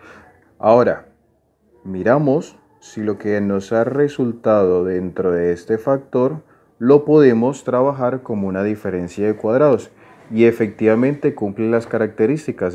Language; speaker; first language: Spanish; native; Spanish